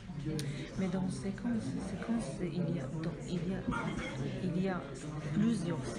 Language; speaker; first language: French; non-native, learner; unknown